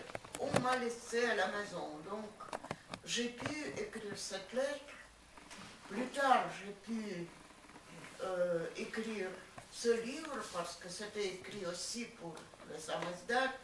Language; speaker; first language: French; non-native, fluent; Russian